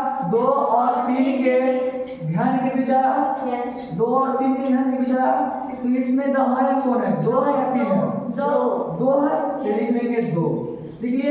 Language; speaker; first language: Hindi; native; Hindi